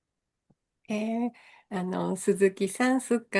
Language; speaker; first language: Indonesian; non-native, learner; Japanese